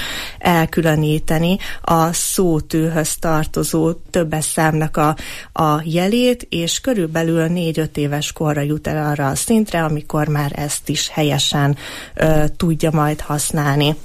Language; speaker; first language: Hungarian; native; Hungarian